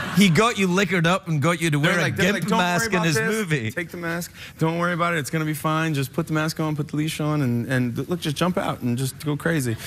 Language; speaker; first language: English; native; English